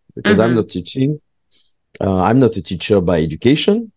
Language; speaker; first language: English; non-native, fluent; French